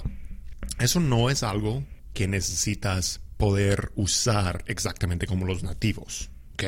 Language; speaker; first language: Spanish; non-native, fluent; English